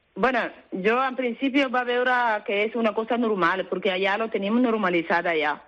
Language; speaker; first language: Catalan; non-native, learner; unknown